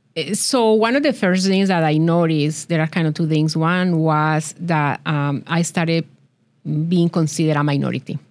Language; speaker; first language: English; non-native, fluent; Spanish